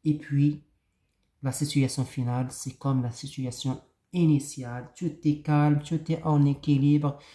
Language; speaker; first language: French; non-native, local second language; Arabic